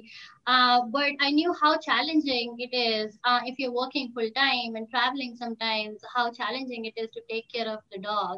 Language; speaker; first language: English; non-native, local second language; Hindi